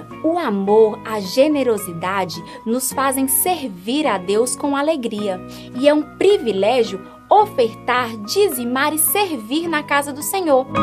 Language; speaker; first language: Portuguese; native; Portuguese